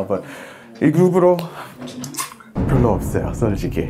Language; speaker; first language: Korean; non-native, learner; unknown